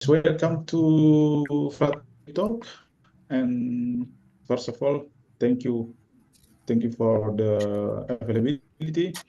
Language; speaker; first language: English; non-native, fluent; Italian